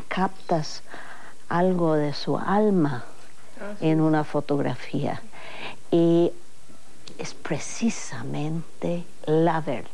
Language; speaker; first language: Spanish; non-native, fluent; English